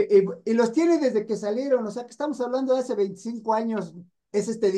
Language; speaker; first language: Spanish; native; Spanish